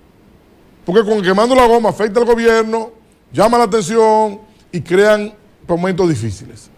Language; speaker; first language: Spanish; native; Spanish